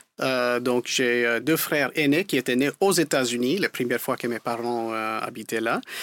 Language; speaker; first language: French; non-native, fluent; Spanish